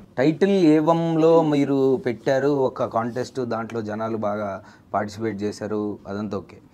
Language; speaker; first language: Telugu; native; Telugu